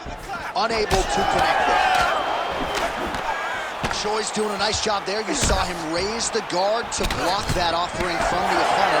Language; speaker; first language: English; native; English